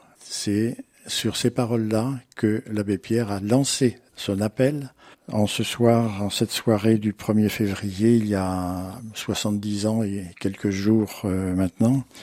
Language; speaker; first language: French; native; French